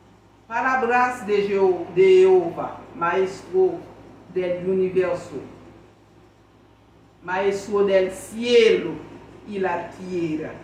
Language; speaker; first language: Spanish; non-native, learner; Haitian Creole